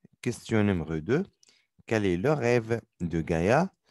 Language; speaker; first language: French; non-native, learner; Arabic